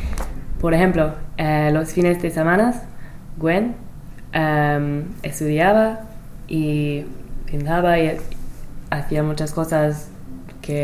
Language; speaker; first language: Spanish; non-native, learner; English